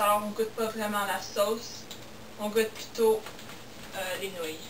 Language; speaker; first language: French; non-native, local second language; English